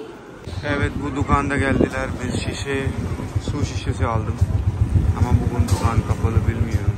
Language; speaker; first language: Turkish; non-native, learner; Urdu